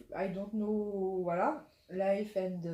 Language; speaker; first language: English; non-native, learner; French